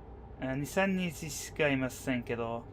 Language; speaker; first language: Japanese; non-native, learner; English